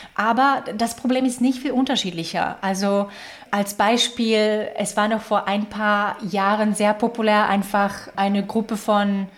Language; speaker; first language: German; non-native, fluent; Slovak